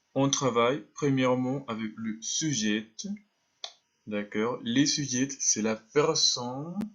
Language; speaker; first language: French; non-native, fluent; Spanish